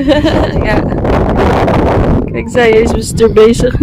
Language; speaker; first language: Dutch; non-native, learner; Filipino